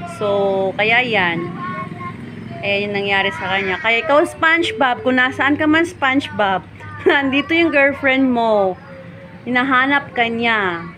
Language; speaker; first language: Filipino; non-native, local second language; Hiligaynon